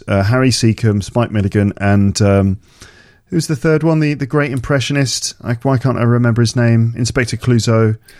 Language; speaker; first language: English; native; English